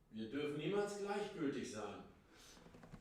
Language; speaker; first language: German; native; German